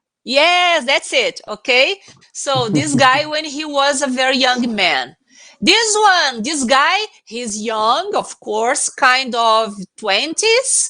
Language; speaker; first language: English; non-native, fluent; Portuguese